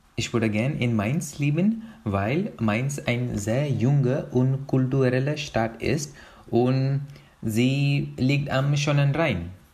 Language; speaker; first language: German; non-native, learner; Hindi